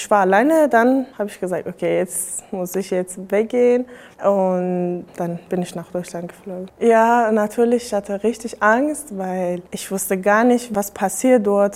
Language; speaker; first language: German; non-native, learner; Persian